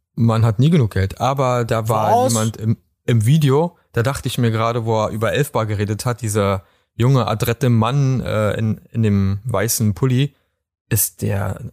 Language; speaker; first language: German; native; German